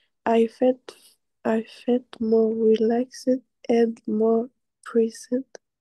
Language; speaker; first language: English; non-native, learner; French